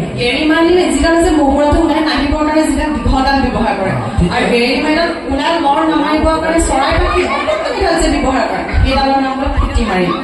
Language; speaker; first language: Assamese; native; Assamese